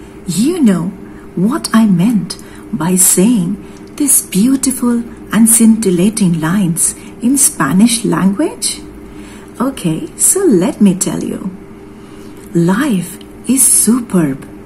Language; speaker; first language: English; non-native, local second language; Hindi